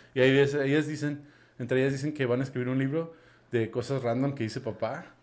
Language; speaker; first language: Spanish; non-native, fluent; English